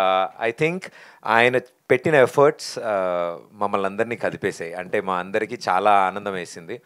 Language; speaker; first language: Telugu; native; Telugu